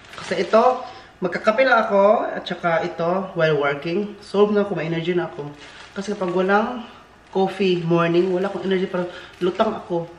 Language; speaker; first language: Filipino; non-native, local second language; Cebuano